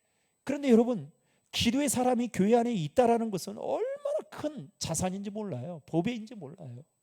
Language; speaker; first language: Korean; native; Korean